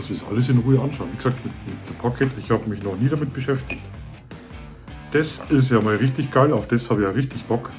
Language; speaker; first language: German; native; German